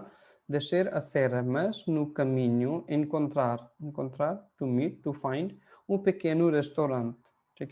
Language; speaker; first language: Portuguese; non-native, fluent; Hindi